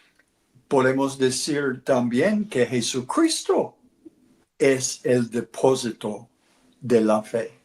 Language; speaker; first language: Spanish; non-native, learner; English